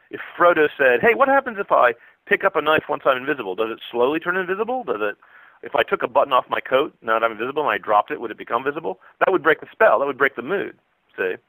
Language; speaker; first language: English; native; English